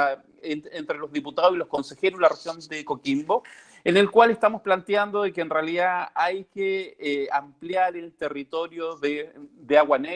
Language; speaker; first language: Spanish; native; Spanish